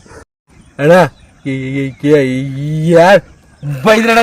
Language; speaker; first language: Kannada; native; Kannada